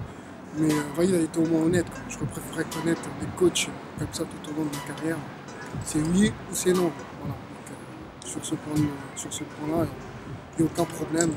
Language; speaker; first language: French; early bilingual, other home language; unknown